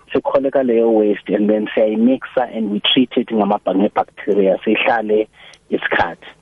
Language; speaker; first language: Zulu; non-native, local second language; Xhosa